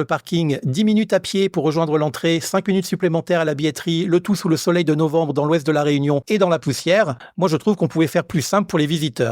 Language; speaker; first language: French; native; French